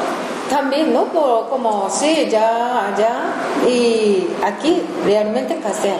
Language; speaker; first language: Spanish; non-native, learner; Japanese